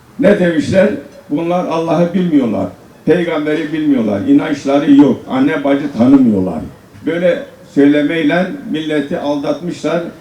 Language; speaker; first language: Turkish; non-native, local second language; Zaza